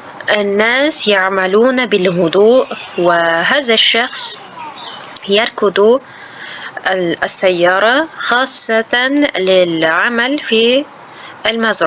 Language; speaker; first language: Arabic; non-native, fluent; Uzbek